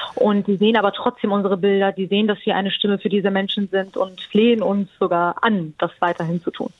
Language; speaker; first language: German; early bilingual, other home language; Persian